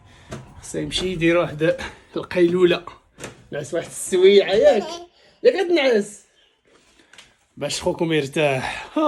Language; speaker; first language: Arabic; native; Arabic